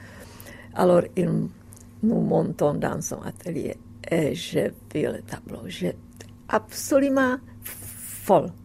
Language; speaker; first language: French; non-native, fluent; Czech